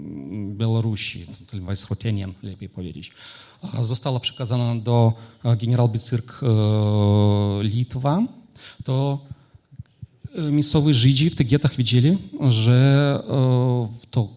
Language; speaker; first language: Polish; non-native, fluent; Ukrainian